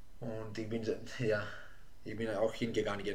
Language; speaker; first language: German; non-native, fluent; Greek